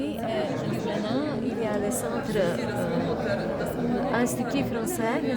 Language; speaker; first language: French; non-native, fluent; Slovenian